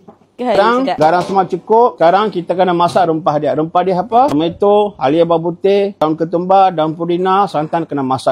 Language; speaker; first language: Malay; native; Malay